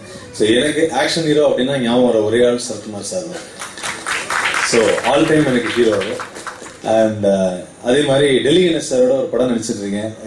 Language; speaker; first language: Tamil; native; Tamil